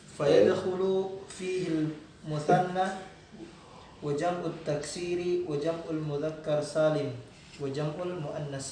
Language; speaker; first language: Arabic; non-native, learner; Indonesian